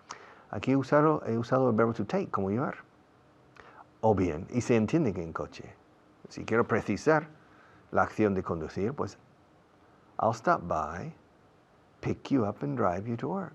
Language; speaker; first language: Spanish; non-native, fluent; English